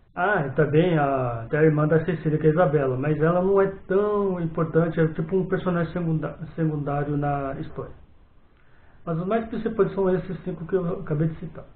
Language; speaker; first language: Portuguese; native; Portuguese